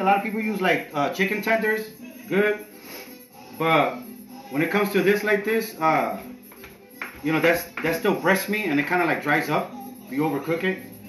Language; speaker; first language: English; early bilingual, other home language; Spanish